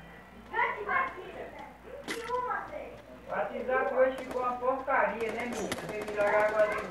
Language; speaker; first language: Portuguese; native; Portuguese